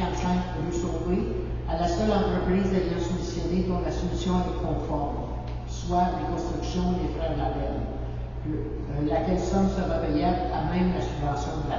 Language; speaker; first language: French; native; French